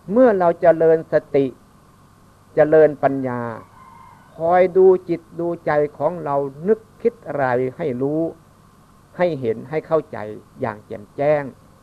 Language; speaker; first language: Thai; non-native, local second language; Northeastern Thai